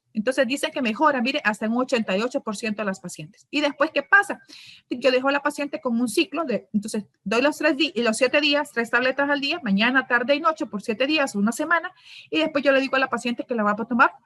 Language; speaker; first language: Spanish; native; Spanish